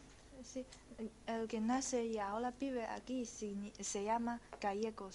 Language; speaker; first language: Spanish; non-native, fluent; Chinese